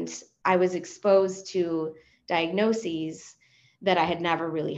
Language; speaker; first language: English; non-native, fluent; Spanish